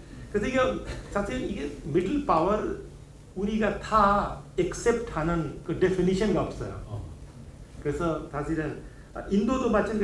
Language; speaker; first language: Korean; non-native, learner; Hindi